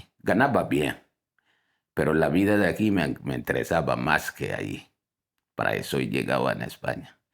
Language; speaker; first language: Spanish; non-native, fluent; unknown